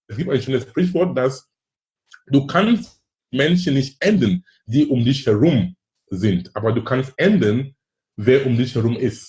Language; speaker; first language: German; non-native, fluent; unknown